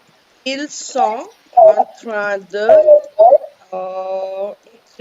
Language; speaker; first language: French; non-native, fluent; Hindi